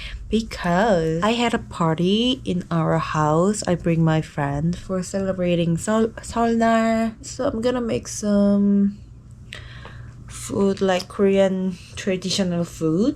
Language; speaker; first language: English; non-native, learner; Korean